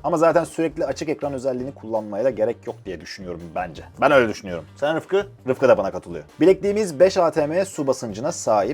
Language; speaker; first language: Turkish; native; Turkish